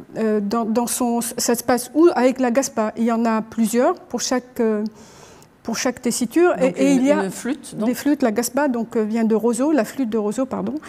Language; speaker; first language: French; non-native, local second language; Arabic